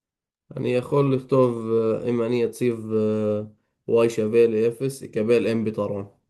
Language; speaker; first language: Hebrew; non-native, local second language; Arabic